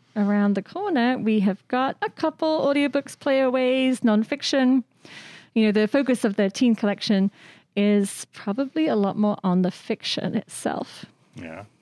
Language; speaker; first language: English; native; English